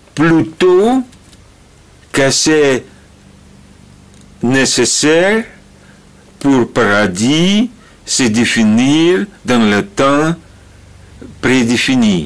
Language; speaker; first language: French; non-native, learner; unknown